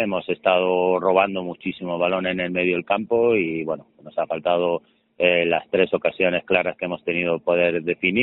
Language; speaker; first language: Spanish; native; Spanish